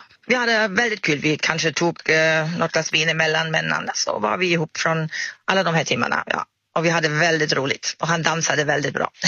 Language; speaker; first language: Swedish; non-native, fluent; German